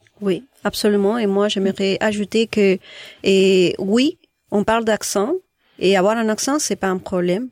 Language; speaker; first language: French; non-native, fluent; Spanish